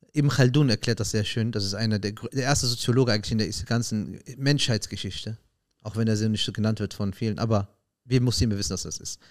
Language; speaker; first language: German; early bilingual, other home language; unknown